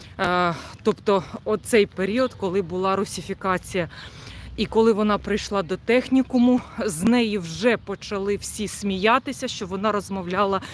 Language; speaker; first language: Ukrainian; non-native, local second language; Russian